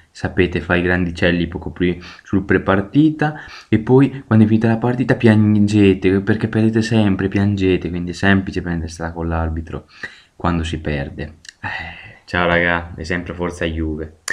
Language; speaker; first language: Italian; native; Italian